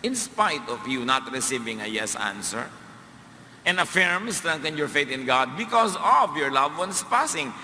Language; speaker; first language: English; non-native, local second language; Filipino